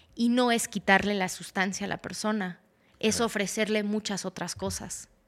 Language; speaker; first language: Spanish; early bilingual, heritage; Spanish